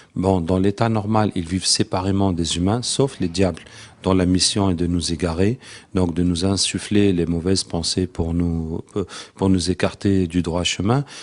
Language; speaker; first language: French; non-native, local second language; Arabic